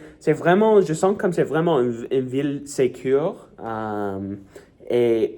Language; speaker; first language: French; non-native, local second language; English